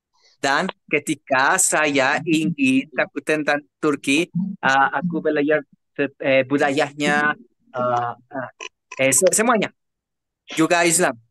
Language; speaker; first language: Indonesian; non-native, learner; Spanish